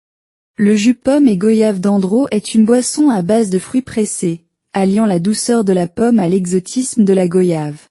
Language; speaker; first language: French; non-native, learner; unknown